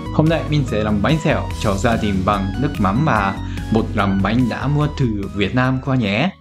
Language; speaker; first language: Vietnamese; non-native, fluent; Japanese